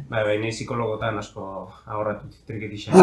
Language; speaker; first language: Basque; native; Basque